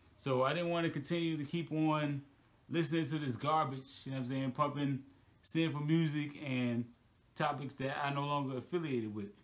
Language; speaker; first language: English; native; English